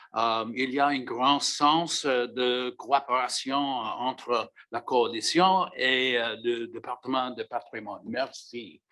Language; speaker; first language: French; non-native, local second language; English